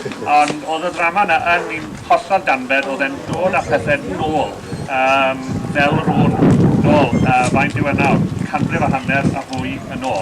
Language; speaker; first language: Welsh; native; Welsh